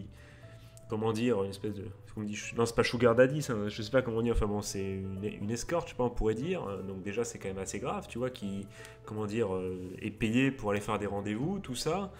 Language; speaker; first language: French; native; French